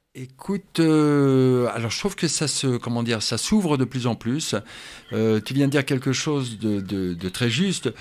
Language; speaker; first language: French; native; French